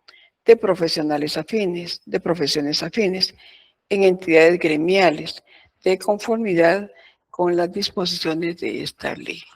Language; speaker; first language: Spanish; native; Spanish